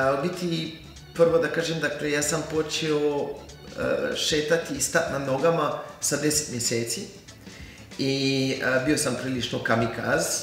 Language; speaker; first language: Croatian; non-native, fluent; French